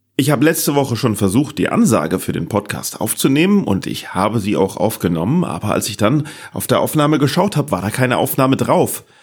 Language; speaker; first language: German; native; German